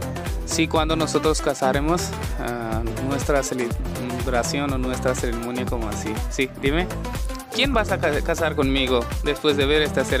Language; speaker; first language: Spanish; non-native, learner; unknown